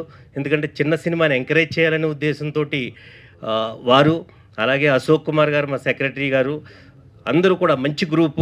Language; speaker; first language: Telugu; native; Telugu